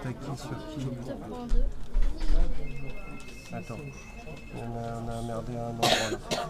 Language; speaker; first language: French; native; French